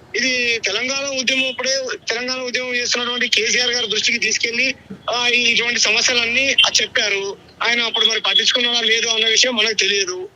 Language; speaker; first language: Telugu; native; Telugu